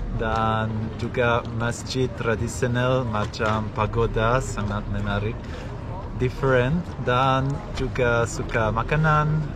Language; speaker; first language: Indonesian; non-native, learner; Swiss German